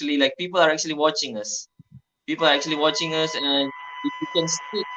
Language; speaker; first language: English; non-native, fluent; Malay